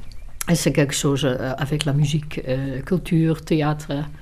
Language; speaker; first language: French; non-native, fluent; Dutch